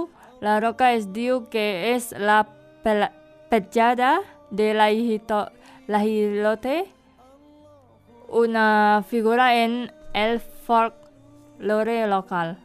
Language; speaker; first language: Catalan; non-native, learner; Indonesian